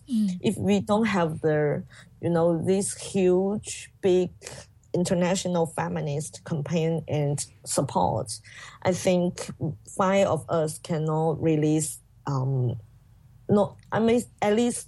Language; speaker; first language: English; non-native, fluent; Chinese